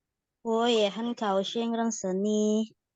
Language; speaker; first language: Chinese; non-native, learner; Indonesian